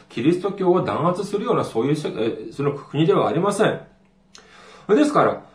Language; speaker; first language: Japanese; non-native, fluent; Korean